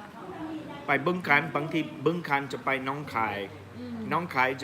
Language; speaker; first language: Thai; non-native, learner; English